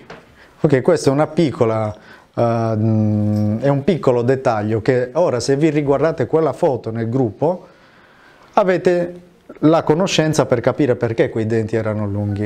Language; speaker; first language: Italian; native; Italian